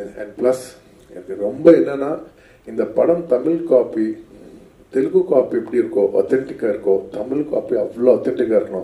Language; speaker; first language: Tamil; non-native, local second language; Telugu